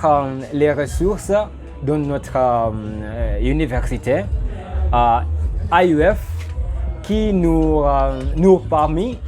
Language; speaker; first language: French; non-native, learner; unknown